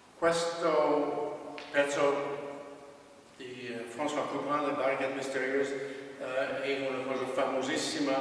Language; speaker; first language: Italian; non-native, fluent; English